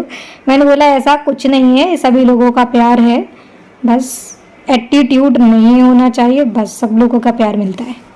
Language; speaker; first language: Hindi; native; Hindi